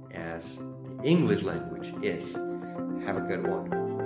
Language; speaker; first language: English; non-native, fluent; Slovak